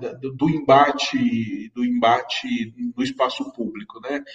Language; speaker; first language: Portuguese; native; Portuguese